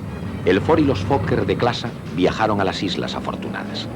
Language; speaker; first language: Spanish; native; Spanish